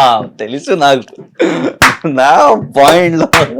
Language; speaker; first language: Telugu; non-native, learner; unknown